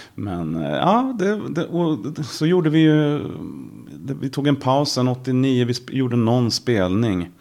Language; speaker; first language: Swedish; native; Swedish